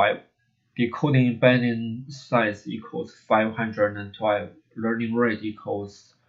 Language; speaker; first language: English; non-native, learner; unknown